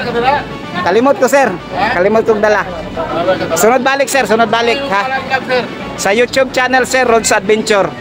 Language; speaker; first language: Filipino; non-native, local second language; Cebuano